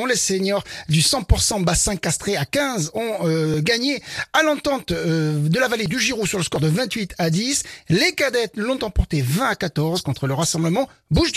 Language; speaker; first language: French; native; French